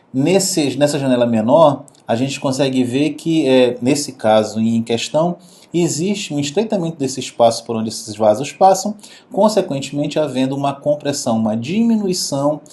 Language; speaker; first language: Portuguese; native; Portuguese